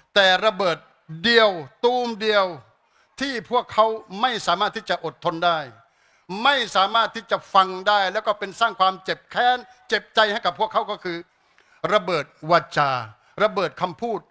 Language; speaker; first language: Thai; non-native, local second language; Malay